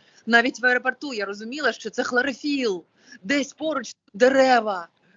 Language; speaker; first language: Ukrainian; non-native, local second language; Russian